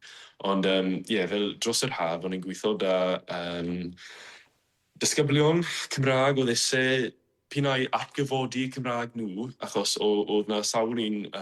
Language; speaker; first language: Welsh; non-native, fluent; English